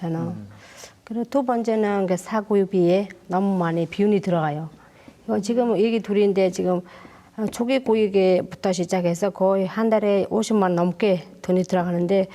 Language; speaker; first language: Korean; non-native, learner; Mongolian